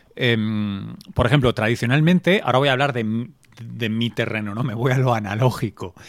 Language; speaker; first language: Spanish; native; Spanish